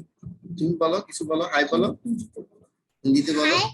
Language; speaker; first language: Hindi; non-native, learner; Bangla